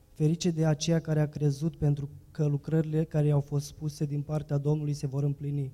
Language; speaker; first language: Romanian; native; Romanian